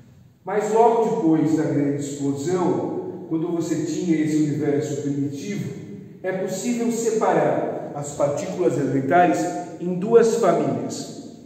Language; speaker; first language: Portuguese; native; Portuguese